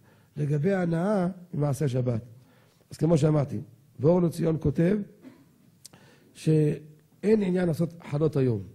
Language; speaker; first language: Hebrew; native; Hebrew